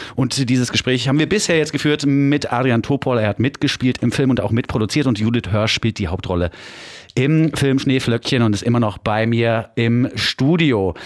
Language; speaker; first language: German; native; German